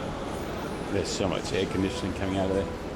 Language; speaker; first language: English; native; English